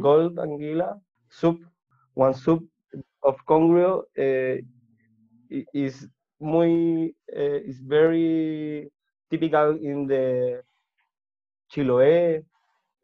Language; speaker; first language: English; non-native, learner; Spanish